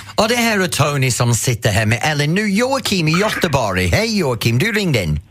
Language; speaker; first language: Swedish; non-native, fluent; English